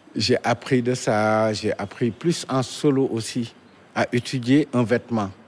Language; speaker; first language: French; non-native, local second language; Wolof